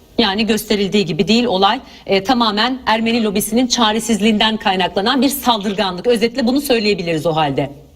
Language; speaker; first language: Turkish; native; Turkish